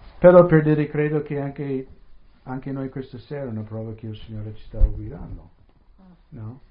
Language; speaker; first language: Italian; non-native, fluent; English